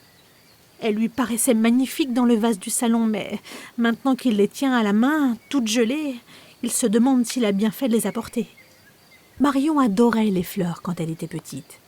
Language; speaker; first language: French; native; French